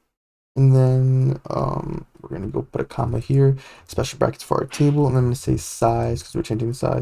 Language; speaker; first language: English; native; English